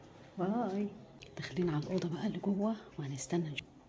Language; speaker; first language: Arabic; native; Arabic